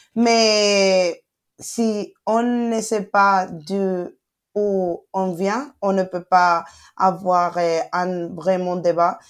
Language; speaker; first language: French; non-native, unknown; Spanish